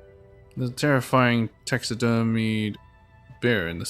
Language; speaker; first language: English; native; English